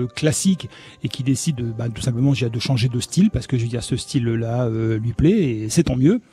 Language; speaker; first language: French; native; French